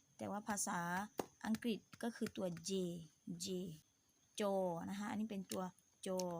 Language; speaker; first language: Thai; non-native, local second language; Pattani Malay